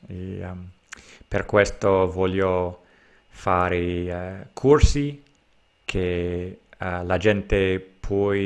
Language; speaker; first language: Italian; non-native, learner; English